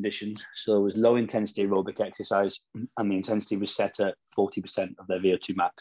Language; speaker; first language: English; native; English